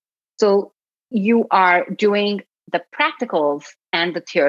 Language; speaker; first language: English; non-native, local second language; Gujarati